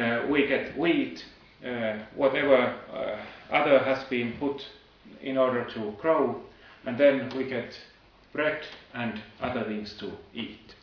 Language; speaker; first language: English; non-native, fluent; Finnish